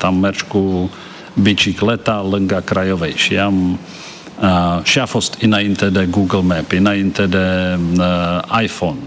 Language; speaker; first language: Romanian; non-native, learner; Czech